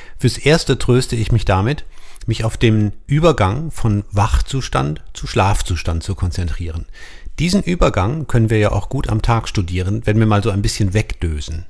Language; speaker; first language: German; native; German